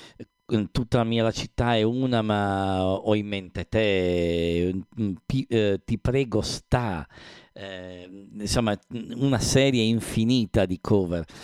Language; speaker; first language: Italian; native; Italian